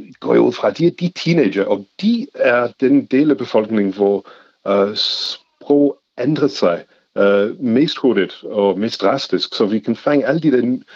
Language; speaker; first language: Danish; non-native, fluent; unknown